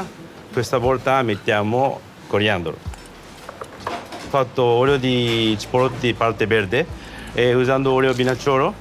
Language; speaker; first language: Italian; non-native, learner; Japanese